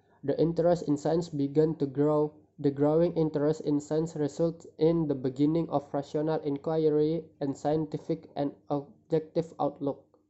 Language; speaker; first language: English; non-native, fluent; Indonesian